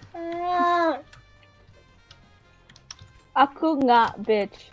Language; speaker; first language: Indonesian; early bilingual, heritage; Indonesian